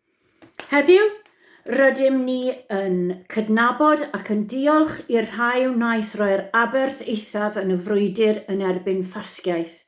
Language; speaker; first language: Welsh; native; Welsh